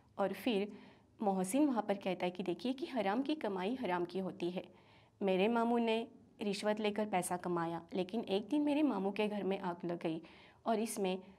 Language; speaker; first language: Hindi; non-native, local second language; Marathi